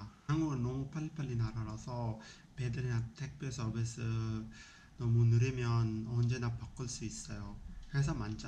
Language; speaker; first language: Korean; non-native, learner; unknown